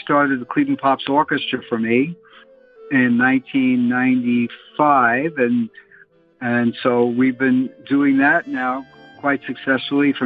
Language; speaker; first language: English; native; English